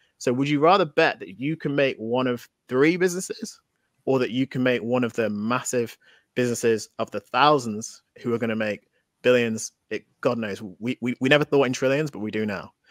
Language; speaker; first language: English; native; English